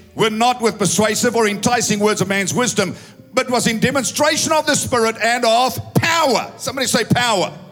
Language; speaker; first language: English; non-native, local second language; Afrikaans